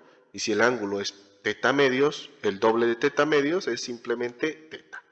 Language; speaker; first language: Spanish; native; Spanish